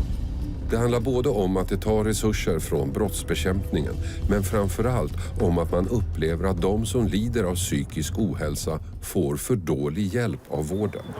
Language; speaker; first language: Swedish; native; Swedish